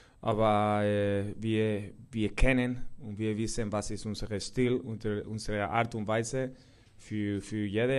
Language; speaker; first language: German; non-native, fluent; Spanish